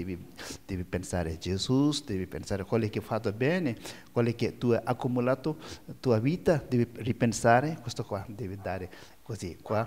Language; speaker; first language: Italian; non-native, learner; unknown